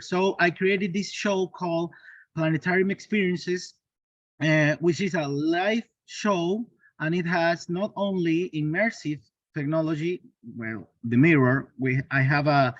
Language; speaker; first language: English; non-native, learner; Spanish